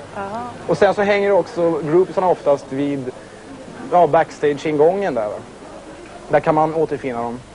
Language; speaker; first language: Swedish; native; Swedish